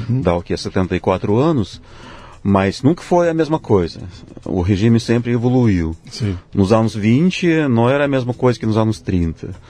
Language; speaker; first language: Portuguese; non-native, fluent; Russian